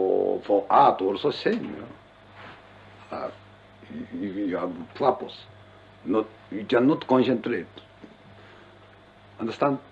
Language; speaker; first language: English; non-native, learner; Japanese